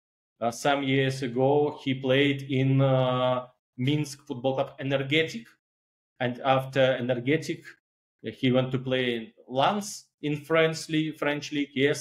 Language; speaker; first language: English; non-native, learner; Belarusian